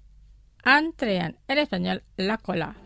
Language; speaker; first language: Spanish; non-native, fluent; Indonesian